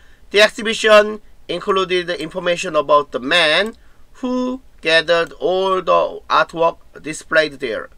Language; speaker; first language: English; non-native, fluent; Korean